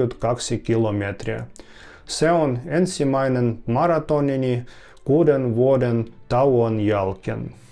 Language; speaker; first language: Finnish; non-native, fluent; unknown